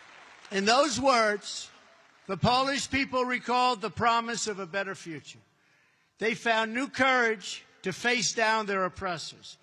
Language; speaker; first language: English; native; English